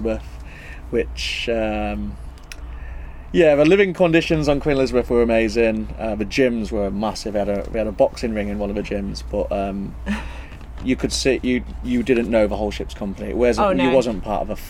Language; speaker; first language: English; native; English